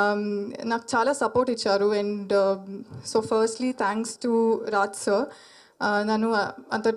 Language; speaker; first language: Telugu; non-native, learner; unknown